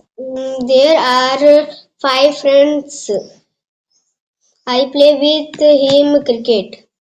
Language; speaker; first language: English; non-native, learner; Hindi